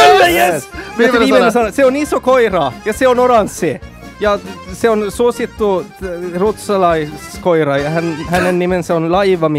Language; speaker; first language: Finnish; non-native, learner; Swedish